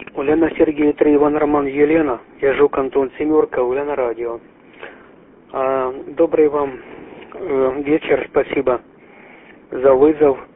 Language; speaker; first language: Russian; native; Russian